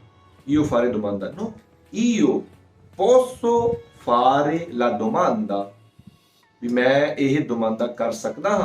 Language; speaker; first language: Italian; non-native, fluent; Punjabi